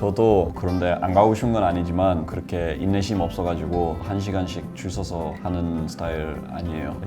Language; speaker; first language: Korean; non-native, fluent; English